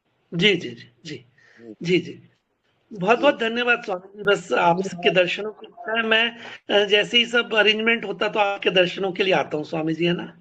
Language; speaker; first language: Hindi; native; Hindi